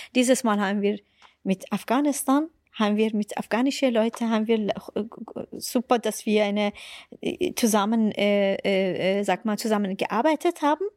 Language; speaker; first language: German; non-native, fluent; Persian